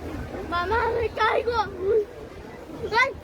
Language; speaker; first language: Spanish; early bilingual, other home language; Filipino